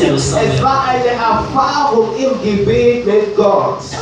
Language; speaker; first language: German; non-native, learner; French